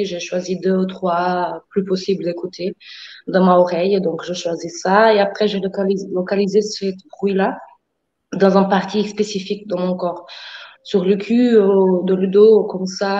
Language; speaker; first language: French; non-native, fluent; Portuguese